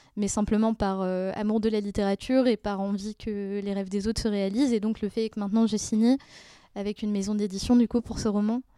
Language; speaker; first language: French; native; French